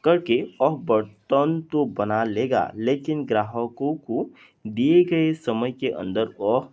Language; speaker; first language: Hindi; non-native, local second language; Assamese